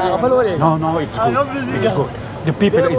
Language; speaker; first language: English; non-native, learner; Arabic